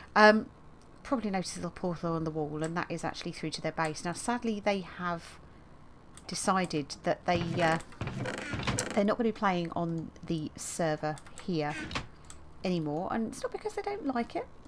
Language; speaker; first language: English; native; English